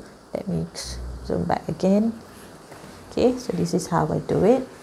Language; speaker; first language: English; non-native, local second language; Malay